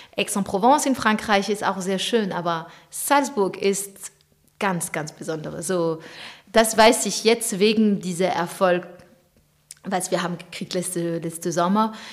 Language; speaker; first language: German; non-native, fluent; French